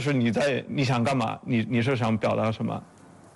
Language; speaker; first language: Chinese; non-native, fluent; English